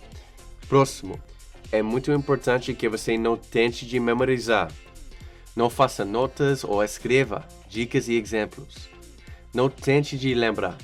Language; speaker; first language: Portuguese; non-native, fluent; English